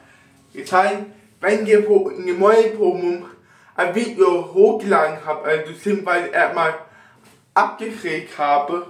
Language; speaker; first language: German; non-native, local second language; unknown